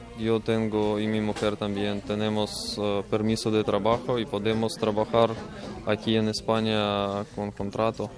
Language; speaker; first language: Spanish; non-native, learner; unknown